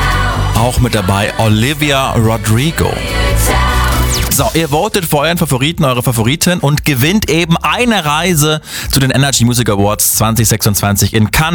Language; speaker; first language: German; native; German